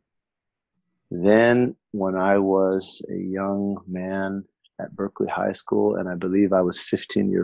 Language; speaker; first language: English; native; English